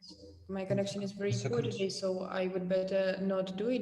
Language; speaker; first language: English; non-native, fluent; Russian